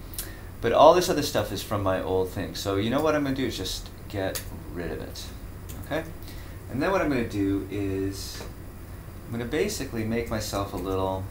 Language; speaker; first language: English; native; English